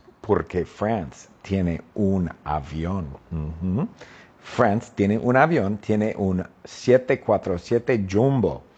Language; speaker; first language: Spanish; non-native, fluent; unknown